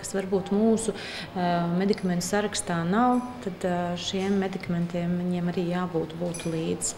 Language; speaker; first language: Latvian; native; Latvian